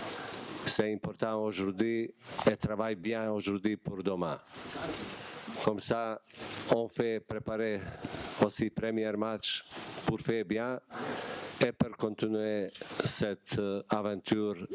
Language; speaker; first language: French; non-native, learner; Bosnian